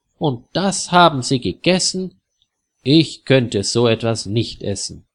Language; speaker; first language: German; native; German